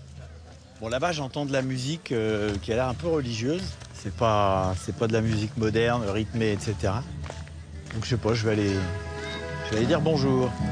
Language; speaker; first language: French; native; French